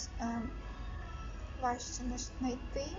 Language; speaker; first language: Ukrainian; non-native, local second language; Russian